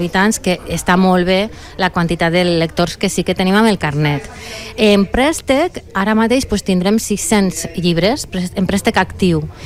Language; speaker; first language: Catalan; non-native, local second language; Spanish